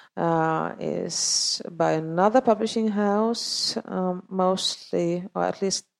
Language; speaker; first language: English; non-native, fluent; Finnish